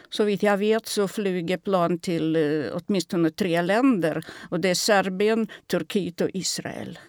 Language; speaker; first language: Swedish; non-native, fluent; Russian